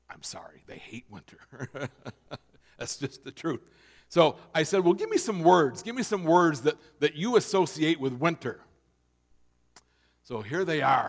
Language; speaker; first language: English; native; English